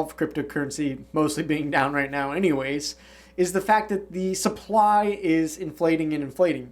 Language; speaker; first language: English; native; English